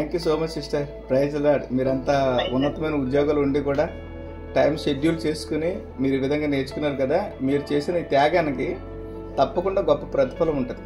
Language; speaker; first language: Telugu; native; Telugu